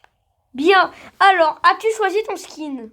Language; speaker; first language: French; native; French